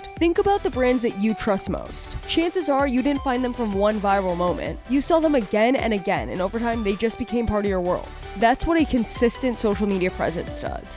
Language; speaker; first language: English; native; English